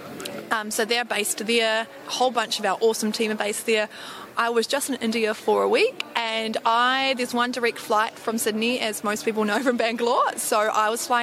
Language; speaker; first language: English; native; English